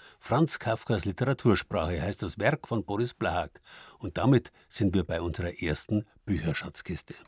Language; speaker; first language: German; native; German